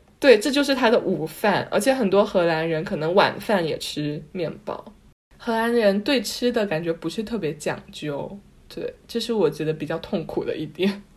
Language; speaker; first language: Chinese; non-native, local second language; Cantonese